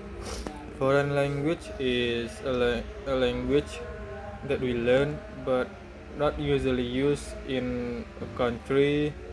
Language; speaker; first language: English; non-native, learner; Indonesian